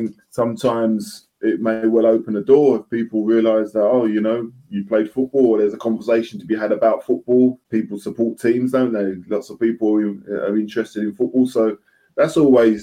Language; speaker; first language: English; native; English